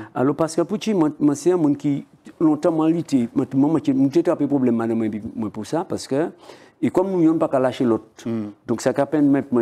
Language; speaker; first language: French; native; French